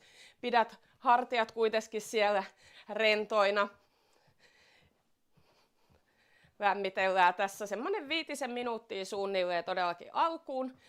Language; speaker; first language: Finnish; native; Finnish